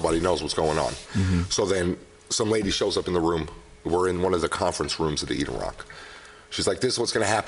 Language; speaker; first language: English; native; English